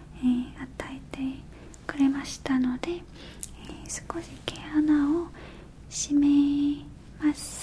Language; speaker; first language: Japanese; non-native, learner; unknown